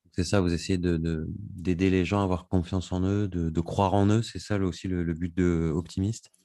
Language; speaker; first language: French; native; French